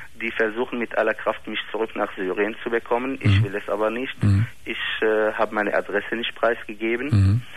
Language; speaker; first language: German; non-native, fluent; Arabic